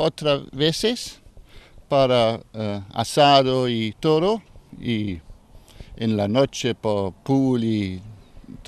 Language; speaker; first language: Spanish; non-native, learner; German